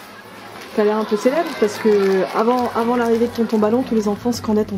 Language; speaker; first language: French; native; French